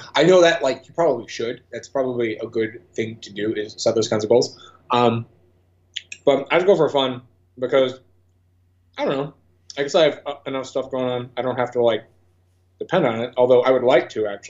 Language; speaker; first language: English; native; English